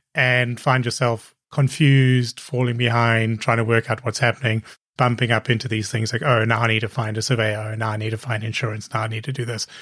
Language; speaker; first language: English; native; English